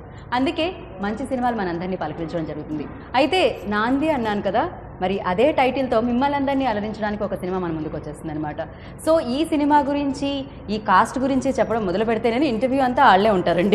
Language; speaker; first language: Telugu; native; Telugu